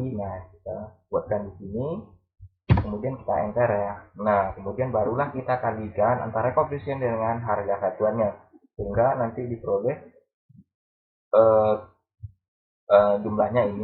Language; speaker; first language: Indonesian; native; Indonesian